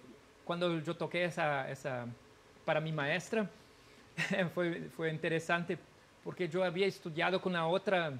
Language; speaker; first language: Spanish; non-native, learner; Portuguese